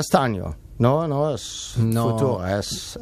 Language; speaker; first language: Spanish; non-native, learner; Dutch